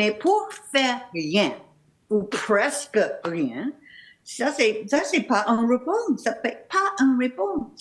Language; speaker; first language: French; non-native, learner; English